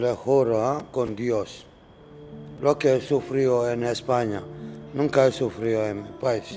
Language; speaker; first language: Spanish; non-native, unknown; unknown